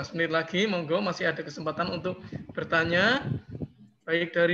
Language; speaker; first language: Indonesian; native; Indonesian